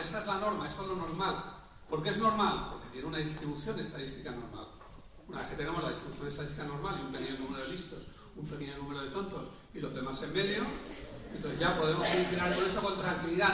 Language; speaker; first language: Spanish; native; Spanish